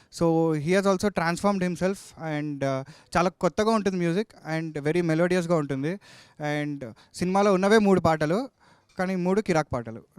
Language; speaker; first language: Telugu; native; Telugu